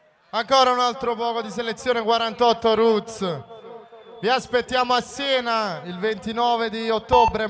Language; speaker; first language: Italian; native; Italian